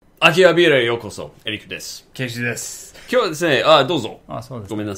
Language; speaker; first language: Japanese; non-native, fluent; English